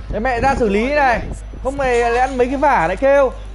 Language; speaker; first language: Vietnamese; native; Vietnamese